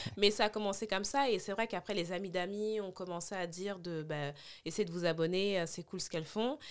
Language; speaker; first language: French; native; French